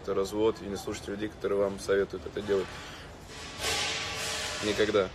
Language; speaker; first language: Russian; native; Russian